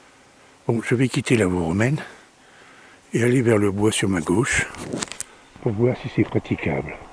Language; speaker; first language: French; native; French